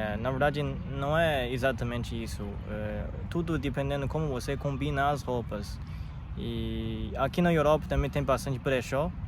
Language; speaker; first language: Portuguese; non-native, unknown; Chinese